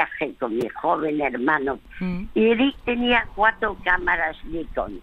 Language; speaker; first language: Spanish; early bilingual, other home language; French